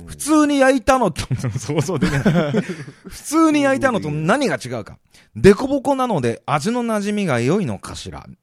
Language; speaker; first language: Japanese; native; Japanese